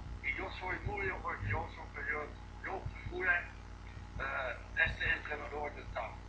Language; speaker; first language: Spanish; non-native, fluent; Dutch